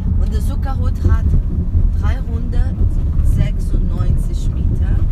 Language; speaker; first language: German; non-native, fluent; Portuguese